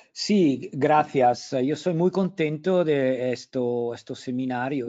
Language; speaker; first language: Spanish; non-native, learner; Italian